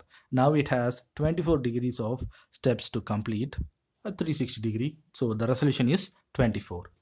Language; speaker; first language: English; non-native, local second language; Tamil